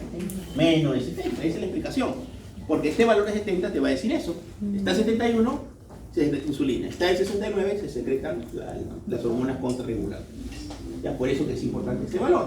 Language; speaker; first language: Spanish; native; Spanish